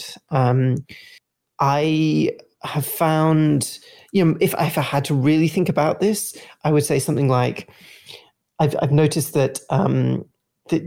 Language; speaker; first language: English; native; English